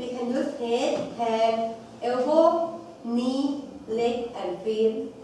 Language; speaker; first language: English; non-native, local second language; Thai